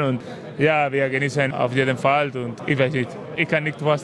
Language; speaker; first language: German; non-native, learner; Spanish